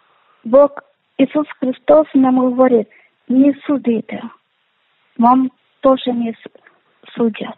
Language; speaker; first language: Ukrainian; non-native, learner; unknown